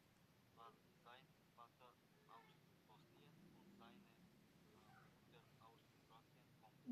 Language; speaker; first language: German; non-native, learner; Macedonian